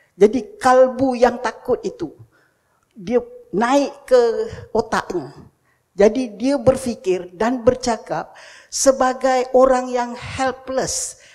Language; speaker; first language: Malay; native; Malay